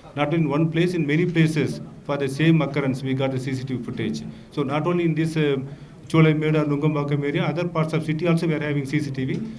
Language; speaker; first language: English; non-native, local second language; Tamil